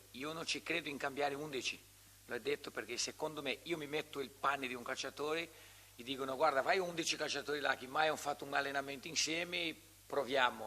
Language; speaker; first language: Italian; non-native, fluent; Portuguese